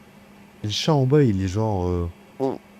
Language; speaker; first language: French; native; French